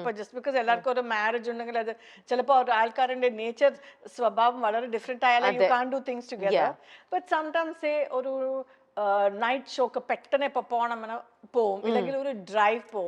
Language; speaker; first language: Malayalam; non-native, fluent; Kannada